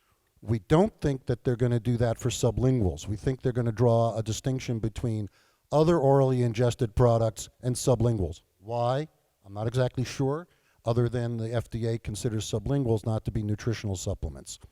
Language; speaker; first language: English; native; English